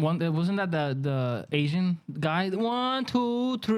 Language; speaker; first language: English; early bilingual, other home language; Spanish